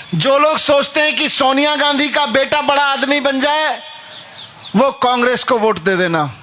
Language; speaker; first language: Hindi; native; Hindi